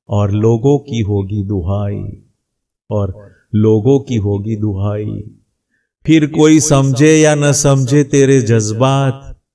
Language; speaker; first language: Hindi; non-native, local second language; Gujarati